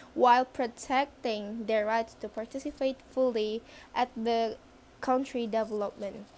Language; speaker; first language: English; non-native, fluent; Indonesian